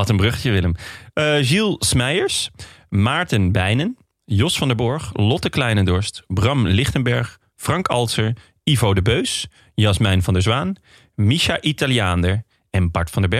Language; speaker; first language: Dutch; native; Dutch